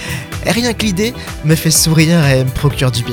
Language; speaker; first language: French; native; French